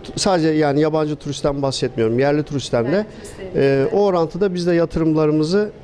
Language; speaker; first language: Turkish; native; Turkish